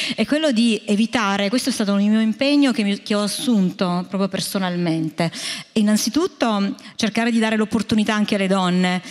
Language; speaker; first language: Italian; native; Italian